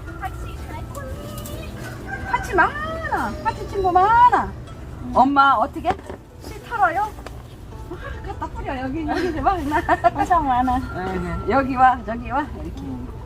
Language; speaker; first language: Korean; non-native, learner; Thai